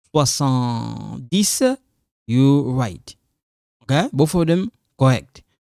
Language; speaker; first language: English; non-native, fluent; Lingala